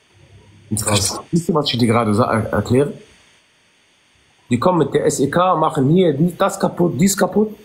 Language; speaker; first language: German; early bilingual, other home language; Arabic